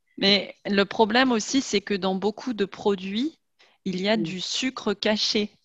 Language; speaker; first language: French; native; French